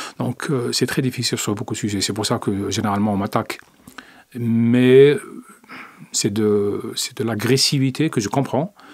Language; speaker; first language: French; non-native, local second language; Arabic